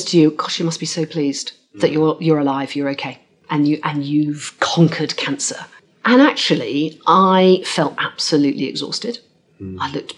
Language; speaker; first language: English; native; English